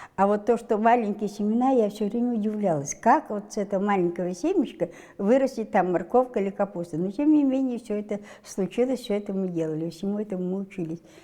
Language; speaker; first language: Russian; non-native, local second language; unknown